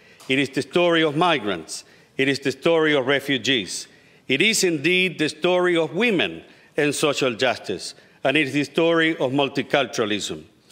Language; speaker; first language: English; non-native, fluent; Spanish